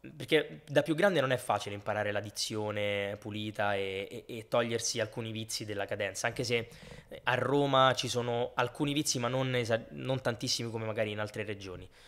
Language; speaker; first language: Italian; native; Italian